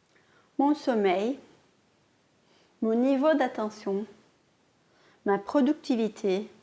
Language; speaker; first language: French; non-native, fluent; Portuguese